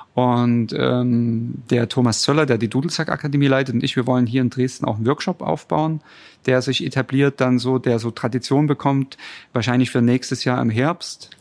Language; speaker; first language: German; native; German